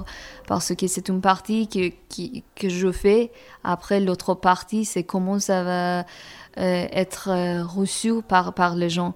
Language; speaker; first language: French; non-native, fluent; Persian